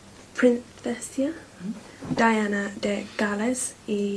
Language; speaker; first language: Spanish; non-native, learner; English